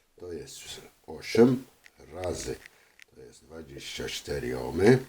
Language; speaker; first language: Polish; non-native, fluent; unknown